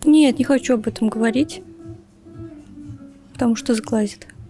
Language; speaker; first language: Russian; non-native, local second language; Turkmen